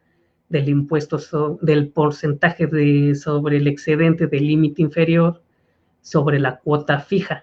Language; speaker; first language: Spanish; native; Spanish